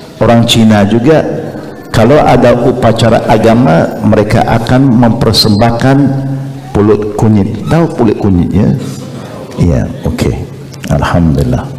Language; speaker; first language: Malay; non-native, local second language; Chinese